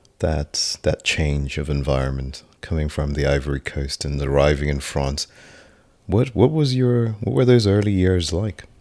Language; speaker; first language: English; native; English